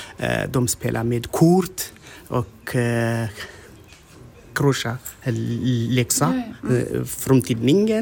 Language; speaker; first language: Swedish; non-native, learner; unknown